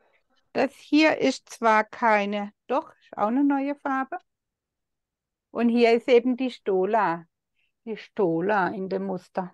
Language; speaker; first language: German; native; German